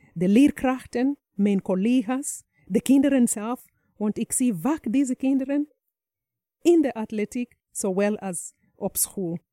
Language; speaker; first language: Dutch; non-native, fluent; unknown